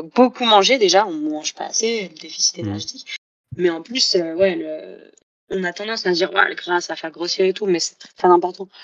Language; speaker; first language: French; native; French